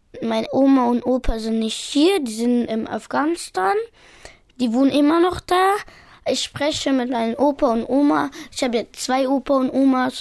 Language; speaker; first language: German; early bilingual, other home language; Pashto